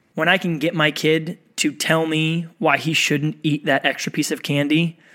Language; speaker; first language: English; native; English